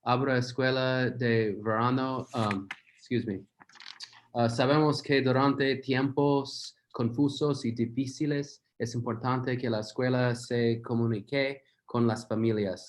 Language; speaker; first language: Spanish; non-native, learner; English